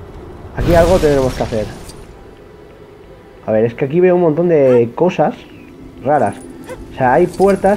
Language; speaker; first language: Spanish; native; Spanish